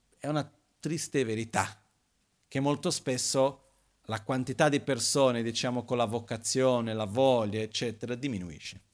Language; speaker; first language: Italian; non-native, fluent; Portuguese